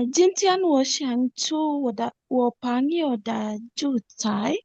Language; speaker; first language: Chinese; non-native, learner; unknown